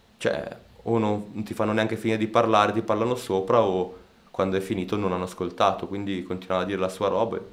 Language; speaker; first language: Italian; native; Italian